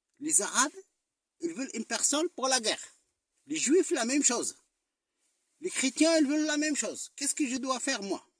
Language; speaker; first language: French; non-native, local second language; Arabic